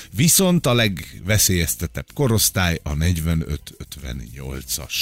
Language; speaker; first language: Hungarian; native; Hungarian